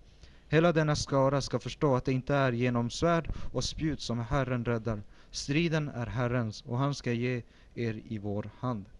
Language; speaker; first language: Swedish; early bilingual, other home language; Spanish